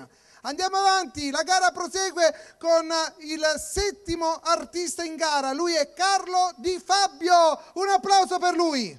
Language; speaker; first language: Italian; native; Italian